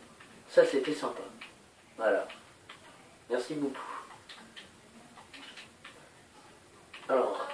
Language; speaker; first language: French; native; French